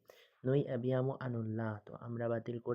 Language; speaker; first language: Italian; non-native, learner; Bangla